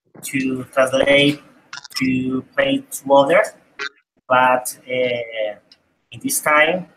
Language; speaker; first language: English; non-native, learner; Spanish